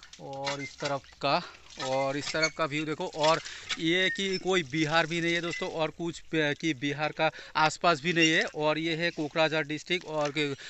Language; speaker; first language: Hindi; non-native, local second language; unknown